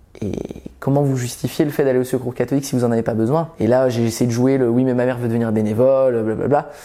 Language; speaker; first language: French; early bilingual, other home language; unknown